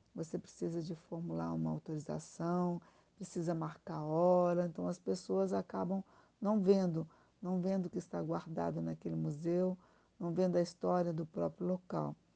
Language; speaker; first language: Portuguese; native; Portuguese